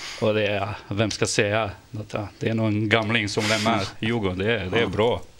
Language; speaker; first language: Swedish; non-native, fluent; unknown